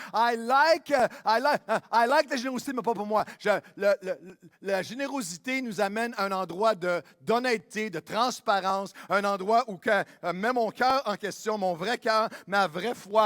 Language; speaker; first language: French; native; French